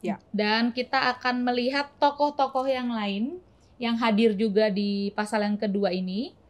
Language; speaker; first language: Indonesian; native; Indonesian